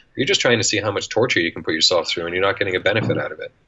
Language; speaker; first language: English; native; English